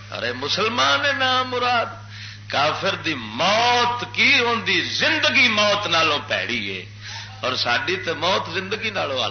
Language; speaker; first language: Urdu; native; Urdu